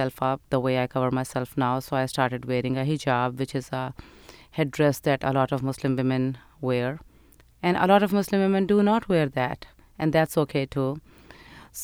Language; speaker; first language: English; non-native, local second language; Urdu